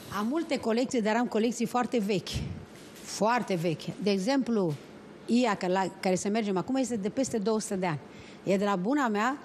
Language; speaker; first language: Romanian; native; Romanian